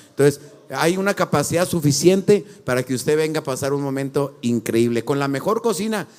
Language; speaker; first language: Spanish; native; Spanish